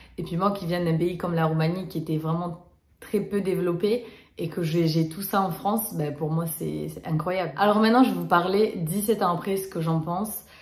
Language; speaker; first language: French; early bilingual, other home language; Romanian